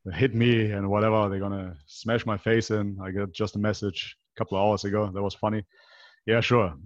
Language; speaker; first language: English; non-native, fluent; Macedonian